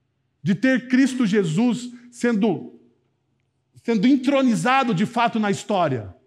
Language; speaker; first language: Portuguese; native; Portuguese